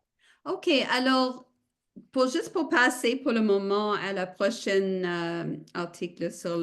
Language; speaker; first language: French; non-native, fluent; English